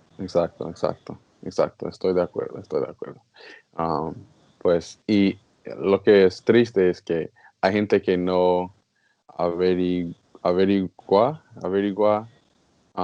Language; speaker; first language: Spanish; non-native, learner; English